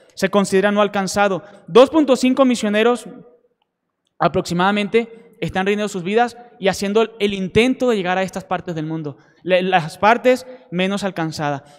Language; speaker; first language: Spanish; native; Spanish